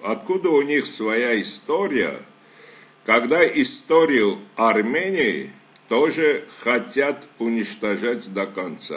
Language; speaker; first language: Russian; non-native, fluent; Armenian